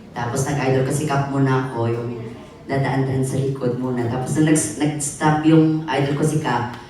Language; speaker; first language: Filipino; native; Filipino